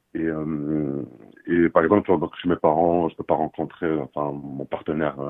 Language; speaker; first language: French; non-native, local second language; Arabic